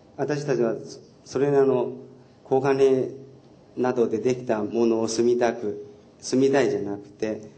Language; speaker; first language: Japanese; non-native, fluent; Chinese